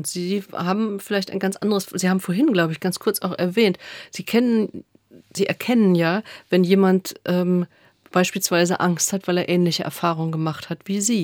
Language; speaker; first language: German; native; German